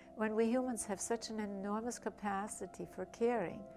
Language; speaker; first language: English; early bilingual, other home language; German